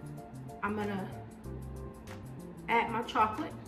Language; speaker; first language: English; native; English